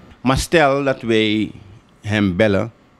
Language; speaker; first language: Dutch; native; Dutch